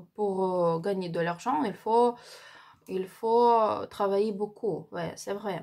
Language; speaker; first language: French; non-native, learner; Ukrainian